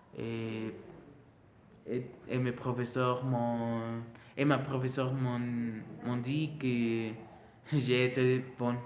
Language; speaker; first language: French; non-native, learner; Spanish